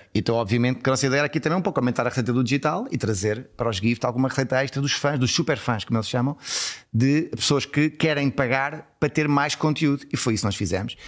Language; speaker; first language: Portuguese; early bilingual, heritage; Portuguese